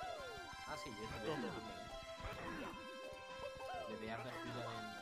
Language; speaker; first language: Spanish; native; Spanish